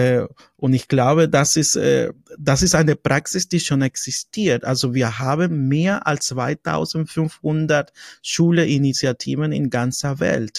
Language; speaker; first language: German; non-native, fluent; Spanish